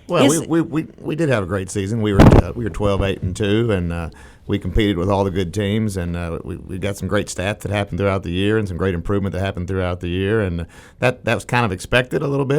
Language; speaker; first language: English; native; English